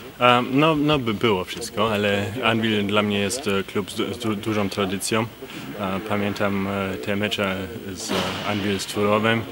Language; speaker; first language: Polish; early bilingual, heritage; Polish